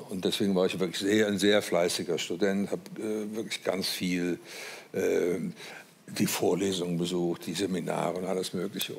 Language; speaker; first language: German; native; German